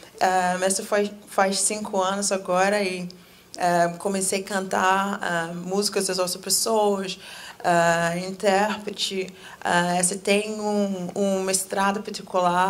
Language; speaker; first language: Portuguese; non-native, fluent; English